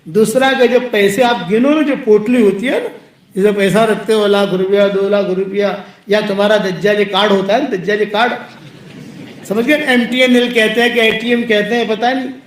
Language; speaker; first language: Urdu; native; Urdu